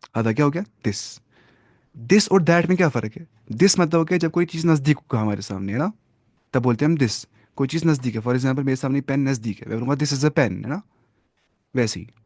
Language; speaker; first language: Urdu; non-native, local second language; Kashmiri